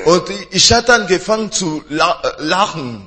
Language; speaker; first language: German; non-native, learner; French